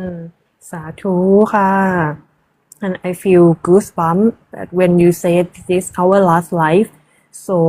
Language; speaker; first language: English; non-native, learner; Thai